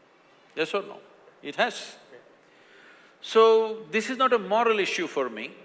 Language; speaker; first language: English; non-native, local second language; Kannada